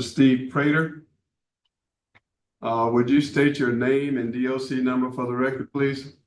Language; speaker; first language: English; native; English